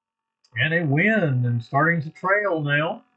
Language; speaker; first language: English; native; English